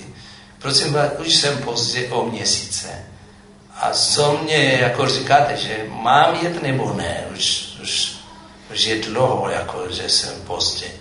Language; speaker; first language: Czech; non-native, fluent; Amharic